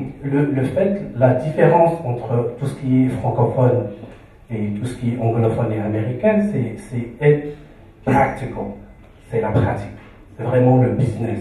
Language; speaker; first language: French; non-native, local second language; Arabic